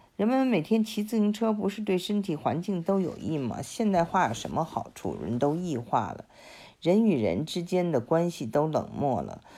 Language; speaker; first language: Chinese; native; Chinese